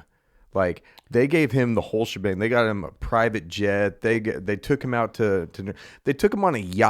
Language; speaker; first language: English; native; English